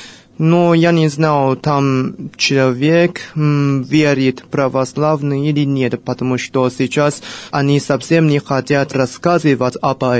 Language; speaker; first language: Russian; non-native, fluent; Chinese